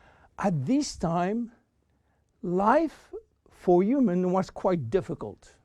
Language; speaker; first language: English; non-native, fluent; French